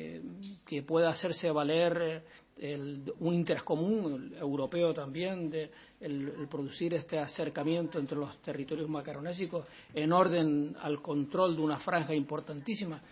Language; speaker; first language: Spanish; native; Spanish